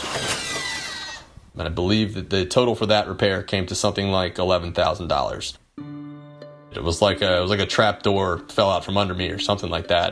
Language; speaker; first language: English; native; English